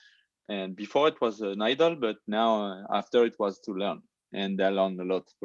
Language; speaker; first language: English; non-native, learner; French